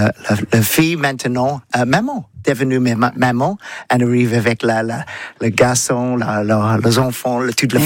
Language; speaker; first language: French; non-native, learner; English